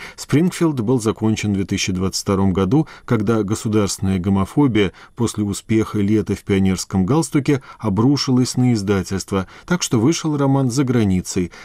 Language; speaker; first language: Russian; native; Russian